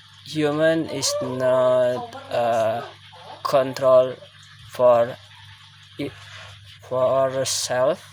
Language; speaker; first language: English; non-native, learner; Indonesian